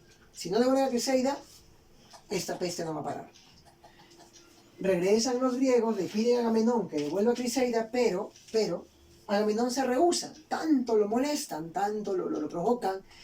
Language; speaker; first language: Spanish; native; Spanish